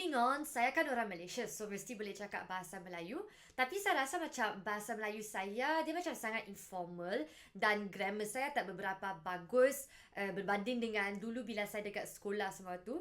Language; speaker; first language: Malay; non-native, local second language; English